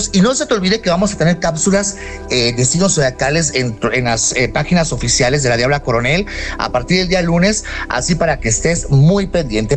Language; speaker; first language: Spanish; native; Spanish